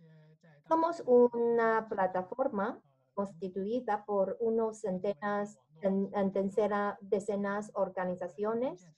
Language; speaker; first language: Spanish; non-native, learner; Chinese